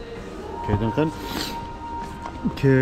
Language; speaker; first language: Korean; early bilingual, heritage; English